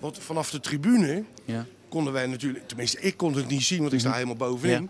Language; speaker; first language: Dutch; native; Dutch